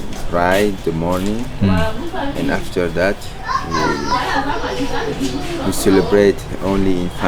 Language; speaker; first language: English; non-native, fluent; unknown